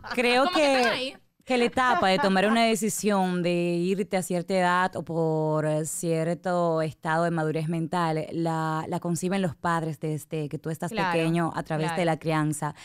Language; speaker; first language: Spanish; native; Spanish